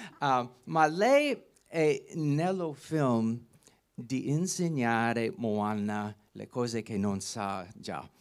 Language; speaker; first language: Italian; non-native, learner; English